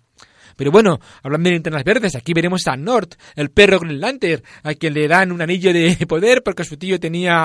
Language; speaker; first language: Spanish; native; Spanish